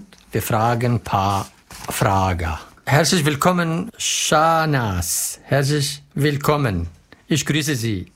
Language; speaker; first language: German; non-native, learner; Arabic